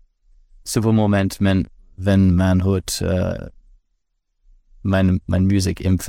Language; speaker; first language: German; non-native, learner; English